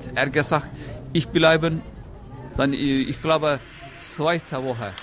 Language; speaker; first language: German; non-native, learner; Turkish